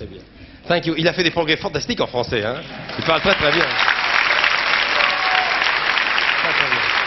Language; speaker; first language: French; native; French